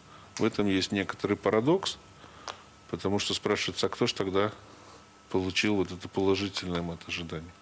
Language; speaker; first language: Russian; native; Russian